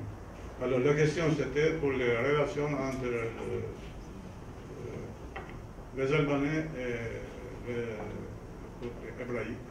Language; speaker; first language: French; non-native, fluent; Albanian